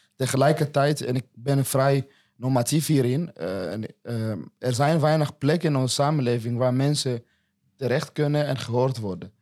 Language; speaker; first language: Dutch; non-native, fluent; Swahili